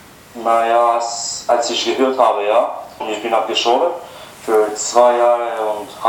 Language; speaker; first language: German; non-native, learner; Albanian